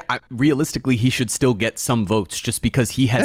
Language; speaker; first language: English; native; English